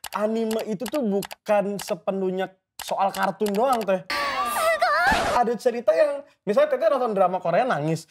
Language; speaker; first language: Indonesian; native; Indonesian